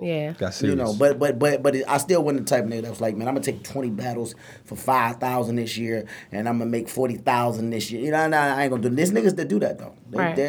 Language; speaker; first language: English; native; English